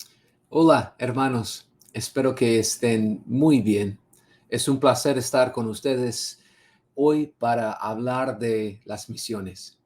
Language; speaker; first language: Spanish; non-native, fluent; English